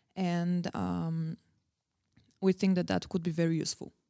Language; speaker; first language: English; non-native, fluent; Bulgarian